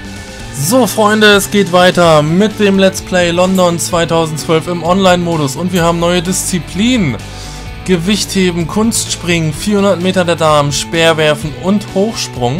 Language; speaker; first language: German; native; German